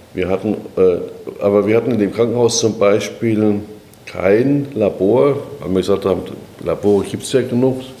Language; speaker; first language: German; native; German